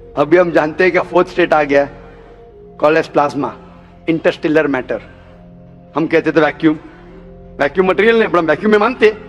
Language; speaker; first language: Hindi; non-native, local second language; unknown